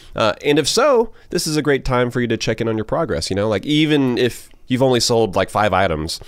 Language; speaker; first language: English; native; English